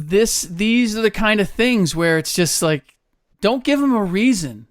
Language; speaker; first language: English; native; English